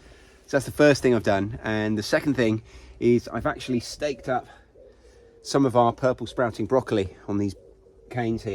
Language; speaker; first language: English; native; English